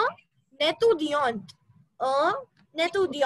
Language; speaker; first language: French; non-native, learner; Hindi